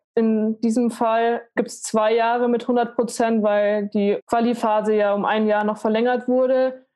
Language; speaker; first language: German; native; German